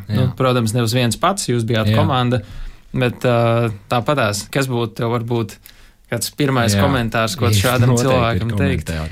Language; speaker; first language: Latvian; native; Latvian